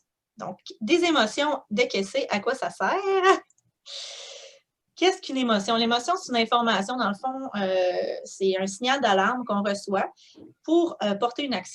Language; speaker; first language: French; native; French